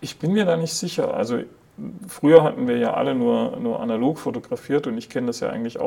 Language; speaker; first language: German; native; German